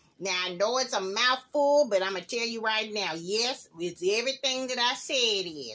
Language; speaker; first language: English; native; English